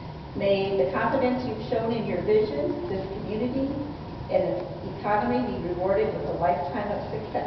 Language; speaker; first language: English; native; English